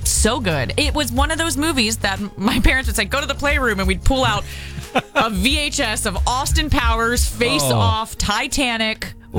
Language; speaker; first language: English; native; English